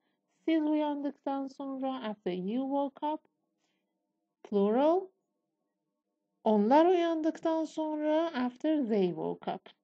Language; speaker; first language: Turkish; non-native, fluent; Persian